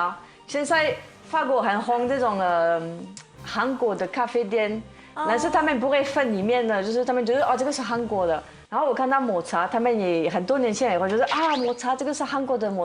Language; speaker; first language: Chinese; non-native, fluent; French